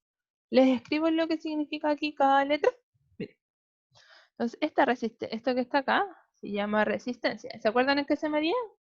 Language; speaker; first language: Spanish; native; Spanish